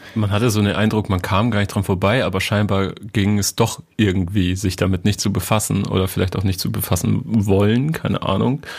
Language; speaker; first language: German; native; German